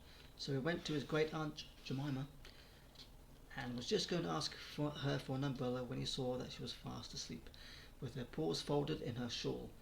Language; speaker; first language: English; native; English